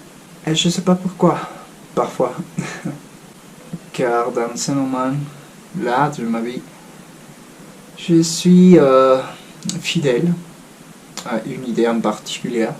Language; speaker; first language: French; non-native, fluent; Spanish